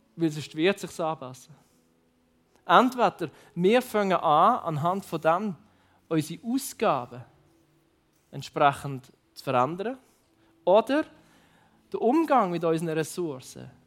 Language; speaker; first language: German; native; German